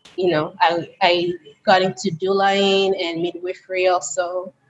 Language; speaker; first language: English; early bilingual, other home language; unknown